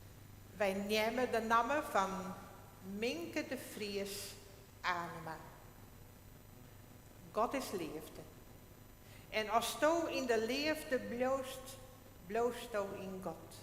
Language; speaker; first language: Dutch; non-native, local second language; Western Frisian